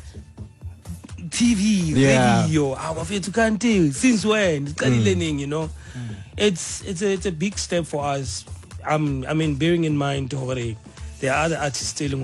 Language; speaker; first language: English; non-native, local second language; Southern Sotho